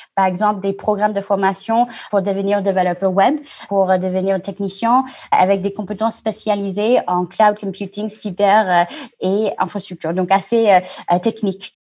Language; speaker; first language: French; non-native, fluent; Chinese